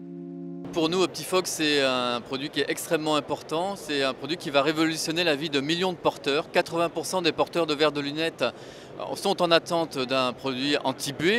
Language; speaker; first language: French; native; French